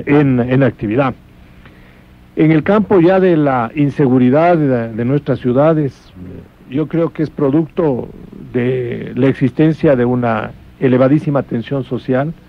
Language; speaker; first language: Spanish; native; Spanish